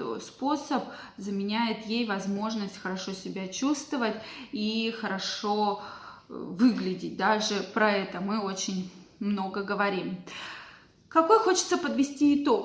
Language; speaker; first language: Russian; native; Russian